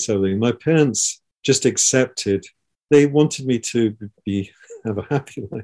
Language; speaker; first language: English; native; English